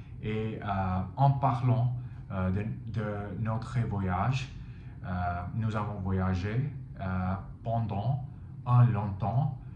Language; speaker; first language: French; non-native, fluent; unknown